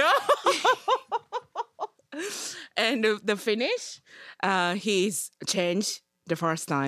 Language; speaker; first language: English; non-native, learner; Japanese